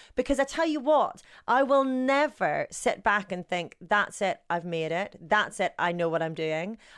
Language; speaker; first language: English; native; English